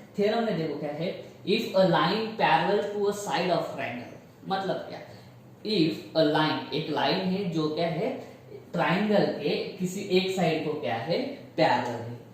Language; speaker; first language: Hindi; non-native, local second language; Marathi